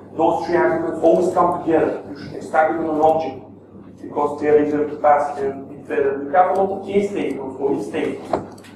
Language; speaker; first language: English; non-native, fluent; Bulgarian